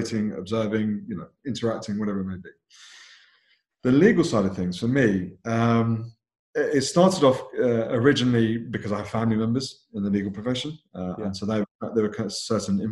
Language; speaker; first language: English; native; English